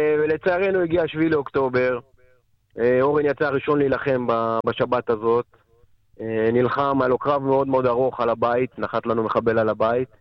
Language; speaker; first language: Hebrew; native; Hebrew